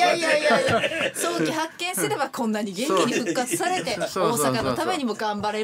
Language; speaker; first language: Japanese; native; Japanese